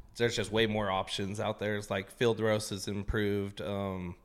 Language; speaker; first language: English; native; English